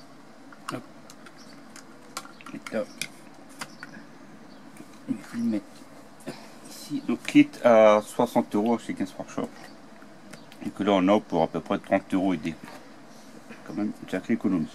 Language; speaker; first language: French; native; French